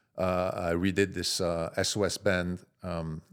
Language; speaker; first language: English; non-native, fluent; French